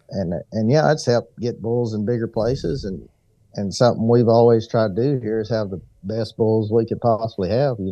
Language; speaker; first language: English; native; English